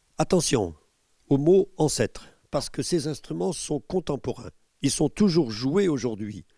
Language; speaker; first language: French; native; French